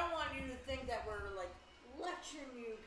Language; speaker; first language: English; native; English